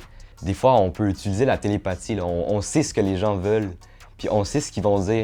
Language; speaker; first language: French; native; French